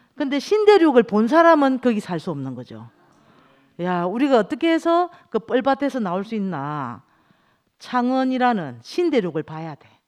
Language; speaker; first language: Korean; native; Korean